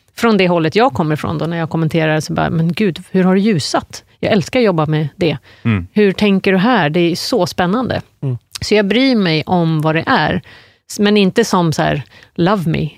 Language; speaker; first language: Swedish; non-native, fluent; English